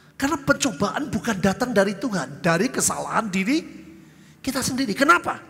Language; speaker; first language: Indonesian; native; Indonesian